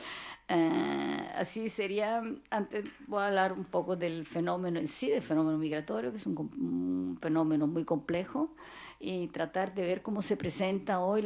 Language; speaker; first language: Spanish; non-native, fluent; Italian